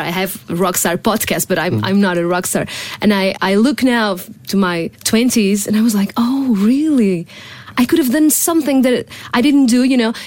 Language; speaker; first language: English; non-native, fluent; Portuguese